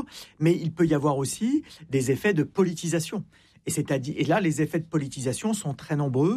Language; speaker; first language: French; native; French